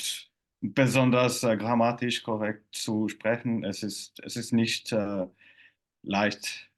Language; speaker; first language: German; non-native, fluent; Finnish